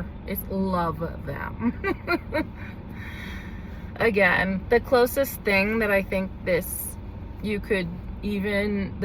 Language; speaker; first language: English; native; English